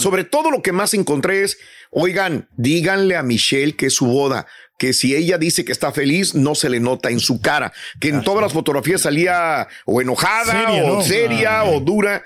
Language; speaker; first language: Spanish; native; Spanish